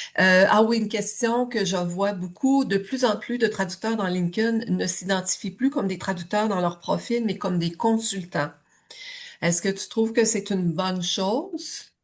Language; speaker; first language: French; native; French